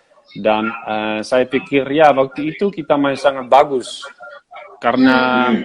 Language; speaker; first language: Indonesian; non-native, fluent; Dutch